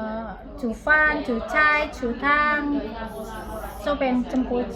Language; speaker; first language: Chinese; non-native, learner; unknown